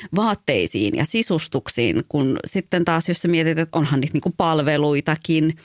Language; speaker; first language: Finnish; early bilingual, other home language; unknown